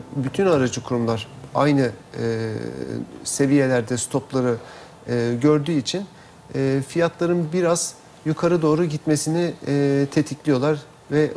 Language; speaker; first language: Turkish; native; Turkish